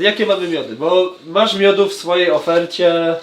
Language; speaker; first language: Polish; native; Polish